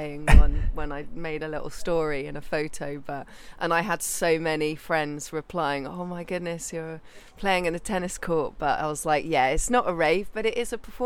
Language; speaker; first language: English; native; English